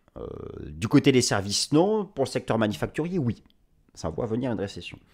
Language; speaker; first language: French; native; French